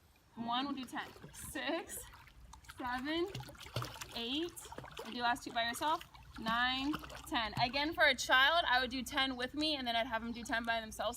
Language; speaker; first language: English; native; English